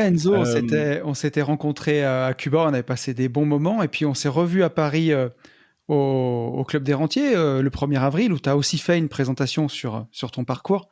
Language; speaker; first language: French; native; French